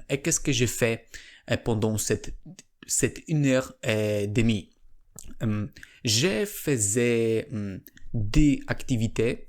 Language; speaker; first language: French; non-native, learner; Polish